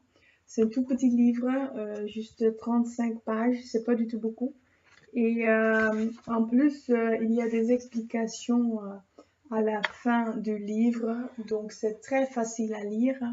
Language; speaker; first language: French; non-native, fluent; Dutch